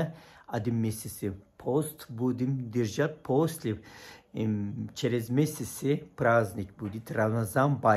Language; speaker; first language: Russian; non-native, fluent; Turkish